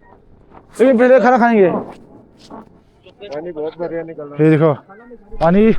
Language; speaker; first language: Hindi; non-native, local second language; Mizo